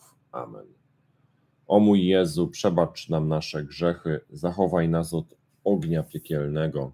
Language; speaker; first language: Polish; native; Polish